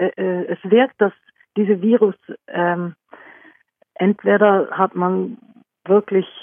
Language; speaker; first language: German; non-native, fluent; Norwegian